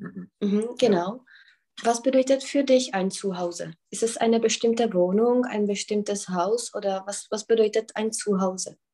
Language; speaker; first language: German; non-native, fluent; Czech